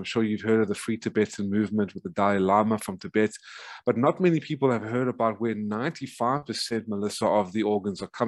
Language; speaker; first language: English; native; English